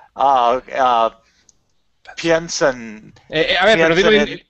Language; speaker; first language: Spanish; non-native, learner; English